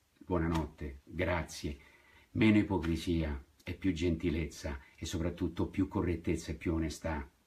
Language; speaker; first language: Italian; native; Italian